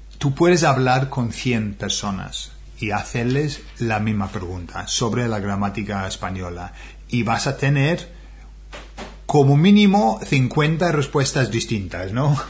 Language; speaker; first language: Spanish; non-native, fluent; English